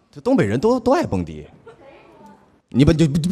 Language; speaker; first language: Chinese; native; Chinese